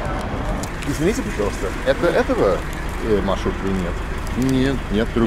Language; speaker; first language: Russian; non-native, learner; English